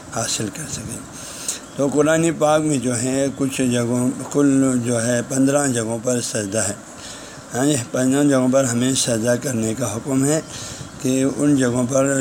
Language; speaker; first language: Urdu; non-native, local second language; Balti